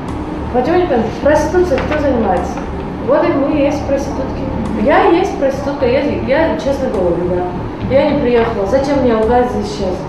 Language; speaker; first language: Russian; non-native, learner; Uzbek